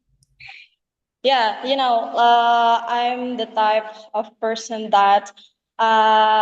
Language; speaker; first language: English; non-native, local second language; Indonesian